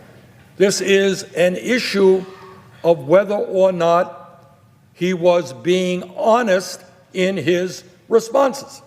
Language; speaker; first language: English; native; English